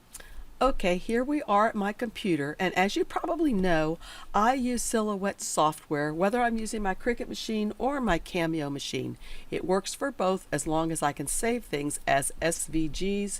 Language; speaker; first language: English; native; English